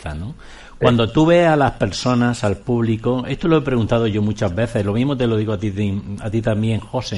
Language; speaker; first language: Spanish; native; Spanish